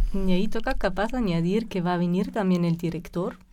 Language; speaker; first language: Spanish; non-native, fluent; German